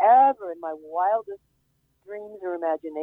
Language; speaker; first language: English; native; English